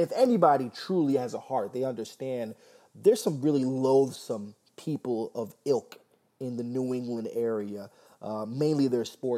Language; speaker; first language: English; native; English